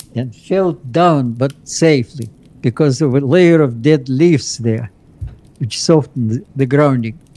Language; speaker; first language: English; non-native, fluent; Russian